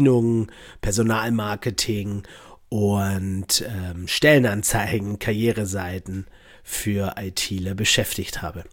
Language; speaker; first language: German; native; German